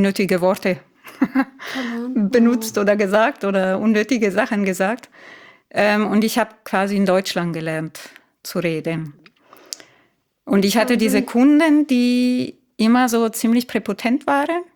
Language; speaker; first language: German; non-native, fluent; Italian